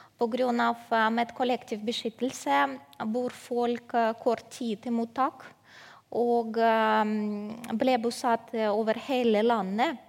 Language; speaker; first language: Norwegian; non-native, fluent; Ukrainian